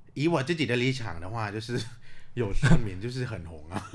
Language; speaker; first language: Chinese; non-native, fluent; Thai